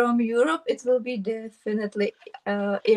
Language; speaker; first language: English; non-native, learner; Czech